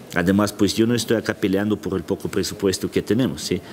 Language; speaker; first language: Spanish; non-native, fluent; Russian